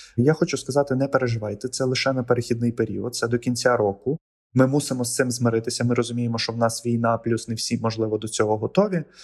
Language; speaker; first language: Ukrainian; native; Ukrainian